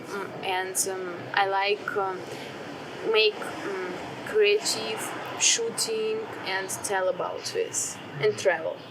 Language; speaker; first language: English; non-native, learner; Russian